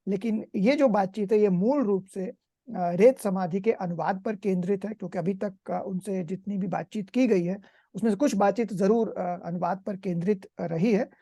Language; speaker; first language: Hindi; native; Hindi